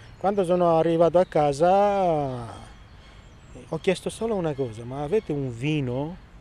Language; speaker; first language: Italian; non-native, fluent; Armenian